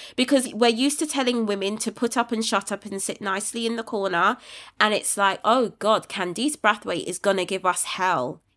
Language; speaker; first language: English; native; English